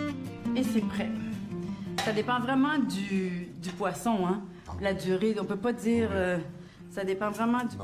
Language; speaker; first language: French; native; French